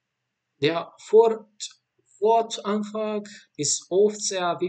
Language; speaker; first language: German; non-native, fluent; Bosnian